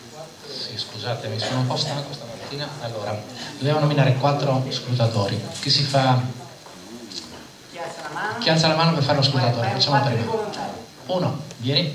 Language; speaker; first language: Italian; native; Italian